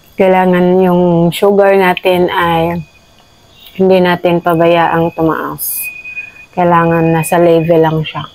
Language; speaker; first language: Filipino; native; Filipino